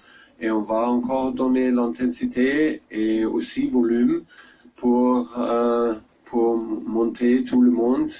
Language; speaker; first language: French; non-native, learner; German